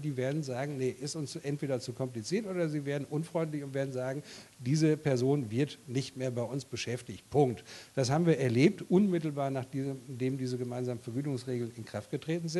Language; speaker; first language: German; native; German